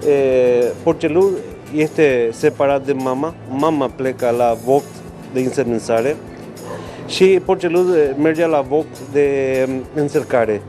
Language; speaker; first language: Romanian; non-native, learner; Spanish